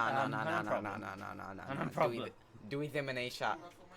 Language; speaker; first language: Welsh; non-native, local second language; English